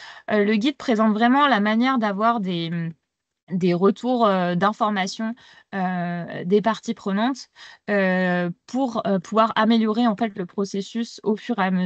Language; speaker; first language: French; native; French